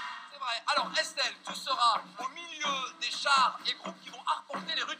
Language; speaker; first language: French; native; French